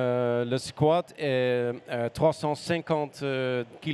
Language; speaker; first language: French; non-native, learner; Dutch